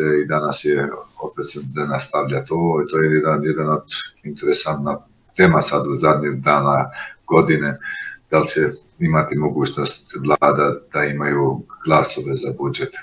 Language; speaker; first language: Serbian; non-native, local second language; Albanian